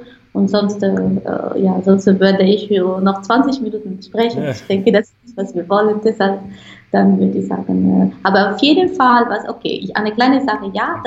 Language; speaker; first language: German; non-native, fluent; Italian